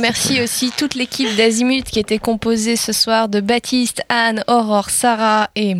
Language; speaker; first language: French; native; French